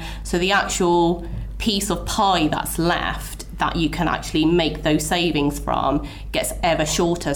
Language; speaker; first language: English; native; English